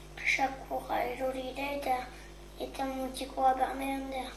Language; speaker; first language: Basque; non-native, local second language; French